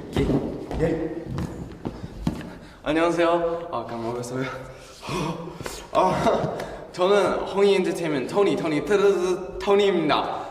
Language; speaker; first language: Korean; non-native, learner; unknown